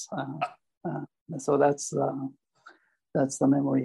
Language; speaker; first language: English; non-native, fluent; Japanese